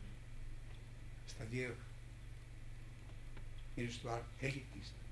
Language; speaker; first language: French; non-native, fluent; Greek